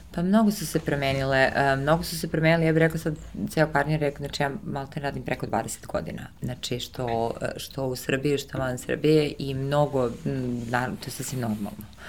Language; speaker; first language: Serbian; early bilingual, heritage; Serbian